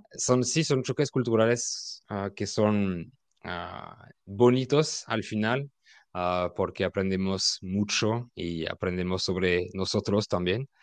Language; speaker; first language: Spanish; non-native, fluent; French